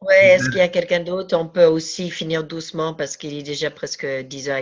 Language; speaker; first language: French; native; French